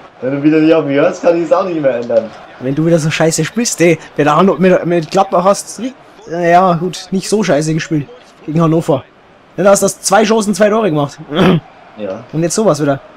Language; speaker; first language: German; native; German